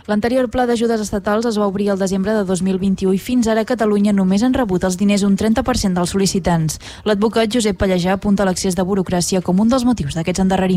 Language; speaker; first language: Catalan; native; Catalan